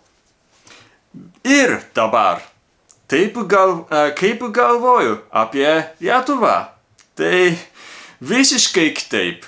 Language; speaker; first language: Lithuanian; non-native, learner; Japanese